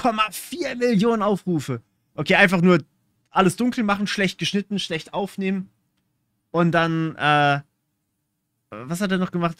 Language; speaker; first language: German; native; German